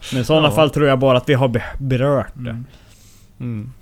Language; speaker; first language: Swedish; native; Swedish